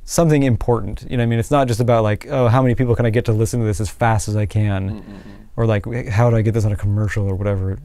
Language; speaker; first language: English; native; English